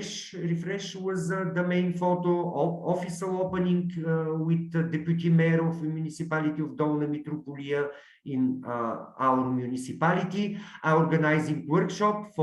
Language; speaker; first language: English; non-native, learner; Bulgarian